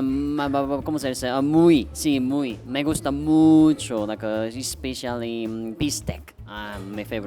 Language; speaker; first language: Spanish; non-native, learner; Korean